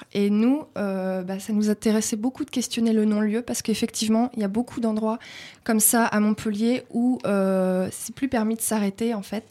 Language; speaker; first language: French; native; French